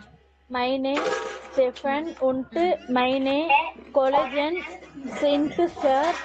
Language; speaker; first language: German; non-native, learner; Tamil